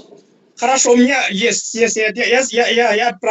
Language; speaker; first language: Russian; non-native, fluent; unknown